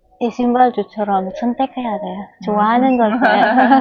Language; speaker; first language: Korean; non-native, learner; Vietnamese